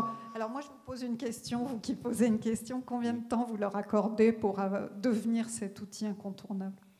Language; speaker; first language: French; native; French